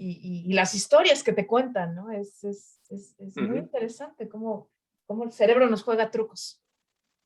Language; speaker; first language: Spanish; native; Spanish